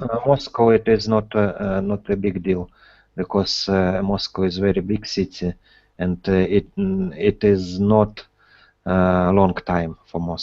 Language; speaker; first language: English; non-native, learner; Russian